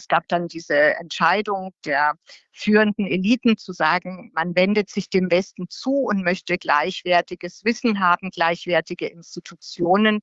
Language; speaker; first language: German; native; German